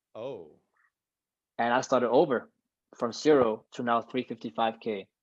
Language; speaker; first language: English; non-native, fluent; Danish